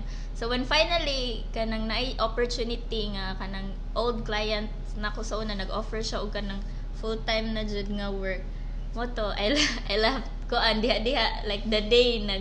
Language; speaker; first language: English; non-native, local second language; Cebuano